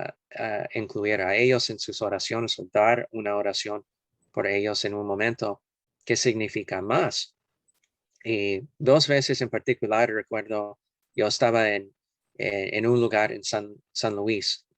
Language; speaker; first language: Spanish; non-native, fluent; English